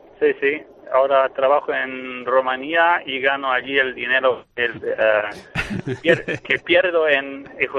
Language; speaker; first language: Spanish; non-native, fluent; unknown